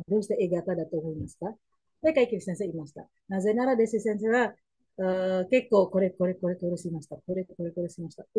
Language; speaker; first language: Japanese; non-native, learner; Indonesian